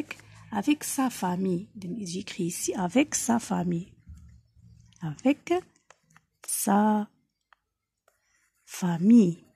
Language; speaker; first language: French; non-native, local second language; Arabic